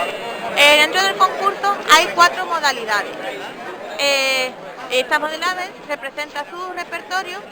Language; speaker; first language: Spanish; native; Spanish